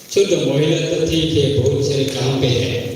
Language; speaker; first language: Hindi; non-native, local second language; Kok Borok